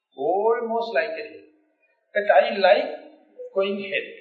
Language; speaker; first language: English; non-native, local second language; Sinhala